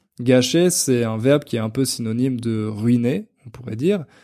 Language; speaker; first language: French; native; French